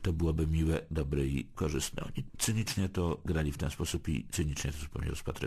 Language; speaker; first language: Polish; native; Polish